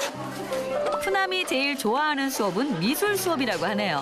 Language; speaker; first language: Korean; native; Korean